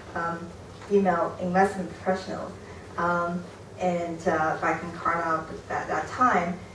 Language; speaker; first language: English; non-native, fluent; Chinese